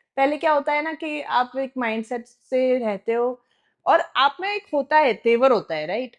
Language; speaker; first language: Hindi; non-native, fluent; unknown